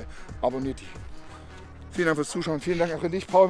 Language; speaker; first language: German; native; German